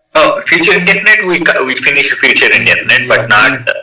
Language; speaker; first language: English; non-native, learner; Telugu